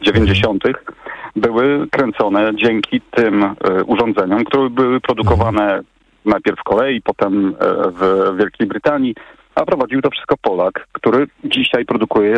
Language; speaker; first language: Polish; native; Polish